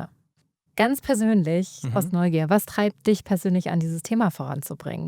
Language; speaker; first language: German; native; German